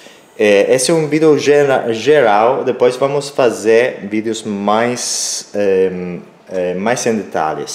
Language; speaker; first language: Portuguese; non-native, learner; Spanish